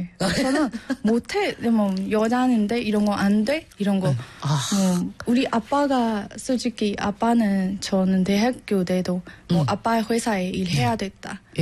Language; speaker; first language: Korean; non-native, learner; Burmese